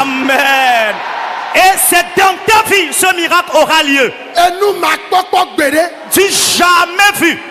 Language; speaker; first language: French; non-native, local second language; Ewe